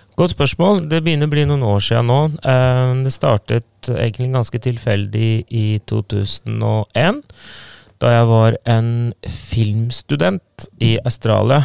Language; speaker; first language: Norwegian; non-native, fluent; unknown